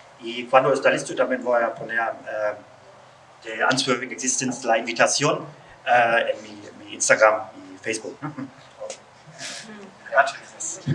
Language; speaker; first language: Spanish; non-native, learner; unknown